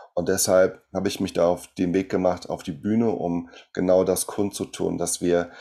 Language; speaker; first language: German; early bilingual, other home language; Portuguese